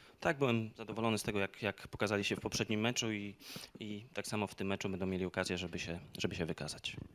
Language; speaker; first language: Polish; native; Polish